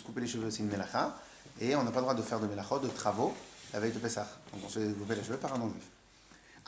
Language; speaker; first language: French; native; French